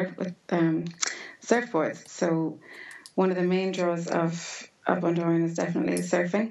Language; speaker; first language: English; native; English